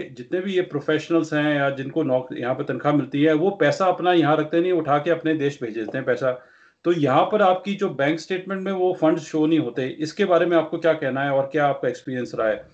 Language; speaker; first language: Hindi; non-native, local second language; Punjabi